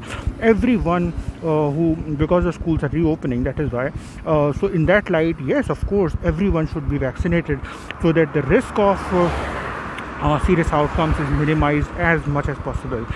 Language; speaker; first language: English; non-native, local second language; Hindi